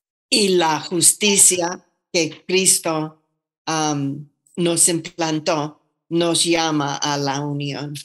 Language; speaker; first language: Spanish; non-native, fluent; English